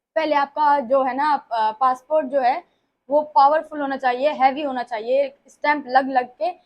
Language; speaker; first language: Urdu; native; Urdu